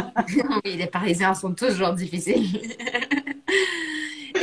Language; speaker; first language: French; non-native, fluent; Portuguese